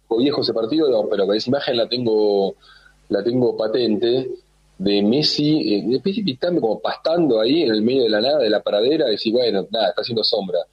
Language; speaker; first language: Spanish; native; Spanish